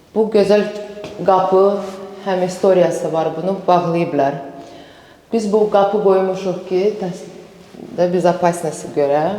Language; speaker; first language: Azerbaijani; early bilingual, heritage; Azerbaijani